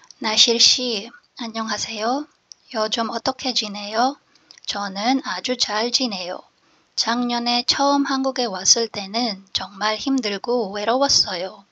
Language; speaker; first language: Korean; non-native, fluent; Filipino